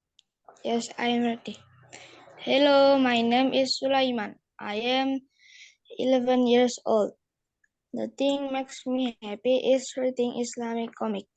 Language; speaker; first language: English; non-native, learner; Indonesian